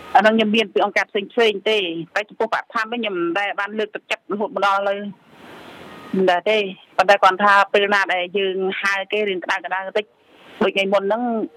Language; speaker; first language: Khmer; non-native, local second language; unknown